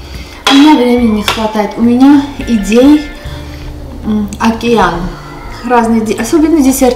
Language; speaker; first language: Russian; non-native, fluent; Armenian